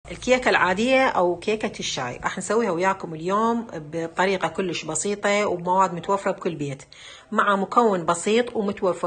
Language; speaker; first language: Arabic; native; Arabic